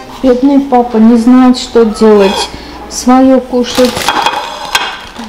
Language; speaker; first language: Russian; non-native, learner; Armenian